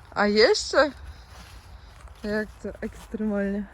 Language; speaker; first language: Polish; non-native, learner; Ukrainian